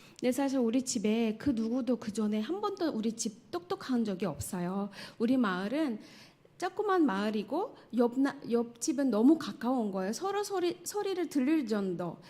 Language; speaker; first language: Korean; non-native, fluent; Tajik